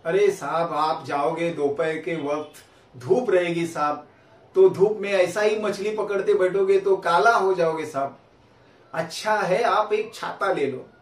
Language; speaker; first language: Hindi; non-native, local second language; Marathi